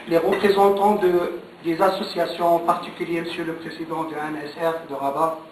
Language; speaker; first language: French; non-native, local second language; Arabic